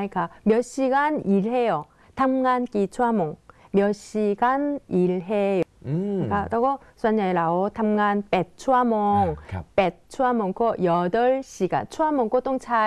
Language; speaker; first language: Thai; non-native, fluent; Korean